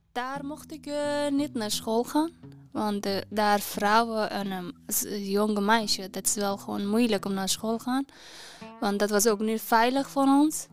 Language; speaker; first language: Dutch; non-native, learner; Persian